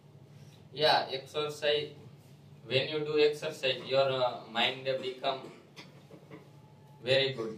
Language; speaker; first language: English; non-native, learner; Gujarati